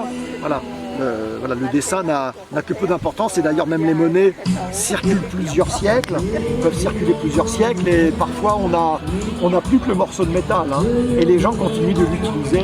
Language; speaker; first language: French; native; French